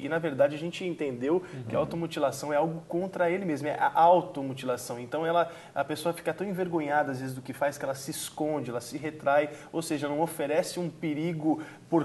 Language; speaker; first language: Portuguese; native; Portuguese